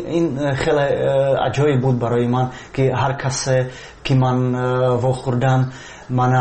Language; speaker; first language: Persian; non-native, fluent; Slovak